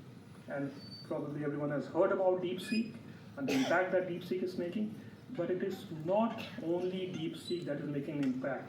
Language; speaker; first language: English; non-native, local second language; Bangla